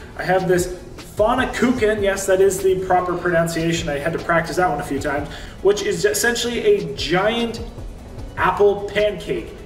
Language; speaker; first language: English; native; English